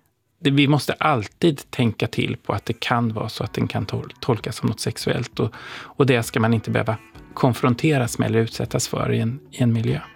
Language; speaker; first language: Swedish; native; Swedish